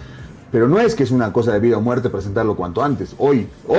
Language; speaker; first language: Spanish; native; Spanish